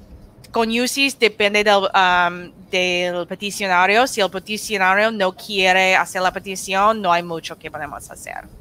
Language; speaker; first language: Spanish; non-native, learner; English